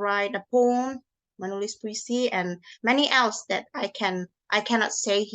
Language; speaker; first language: English; non-native, learner; Indonesian